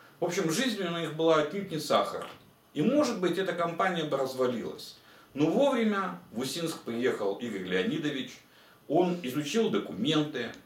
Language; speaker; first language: Russian; native; Russian